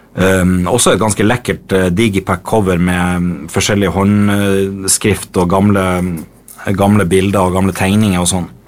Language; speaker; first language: Norwegian; native; Norwegian